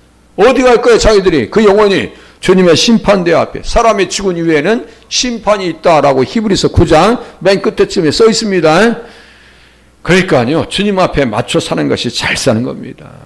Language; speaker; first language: Korean; native; Korean